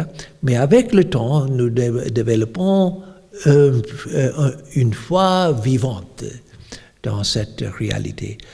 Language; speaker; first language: French; non-native, fluent; English